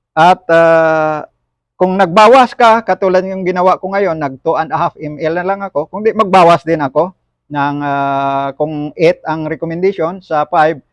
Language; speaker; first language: Filipino; non-native, local second language; Hiligaynon